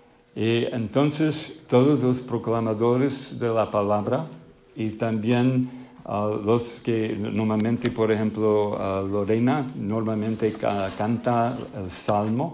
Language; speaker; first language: Spanish; non-native, fluent; English